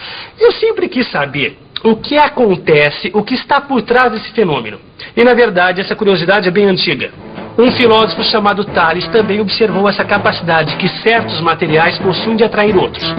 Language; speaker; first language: Portuguese; native; Portuguese